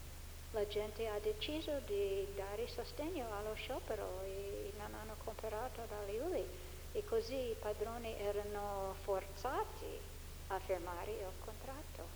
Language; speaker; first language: Italian; non-native, fluent; English